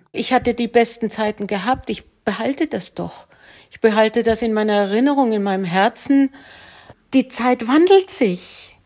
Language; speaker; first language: German; native; German